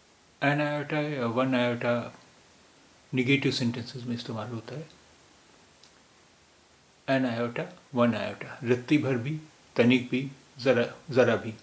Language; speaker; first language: Hindi; native; Hindi